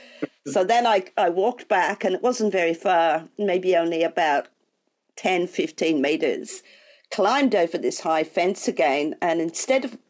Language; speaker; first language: English; native; English